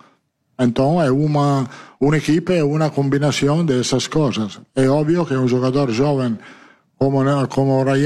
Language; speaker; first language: Portuguese; non-native, learner; Italian